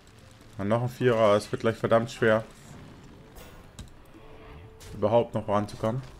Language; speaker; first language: German; native; German